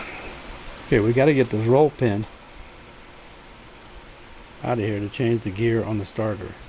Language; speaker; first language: English; native; English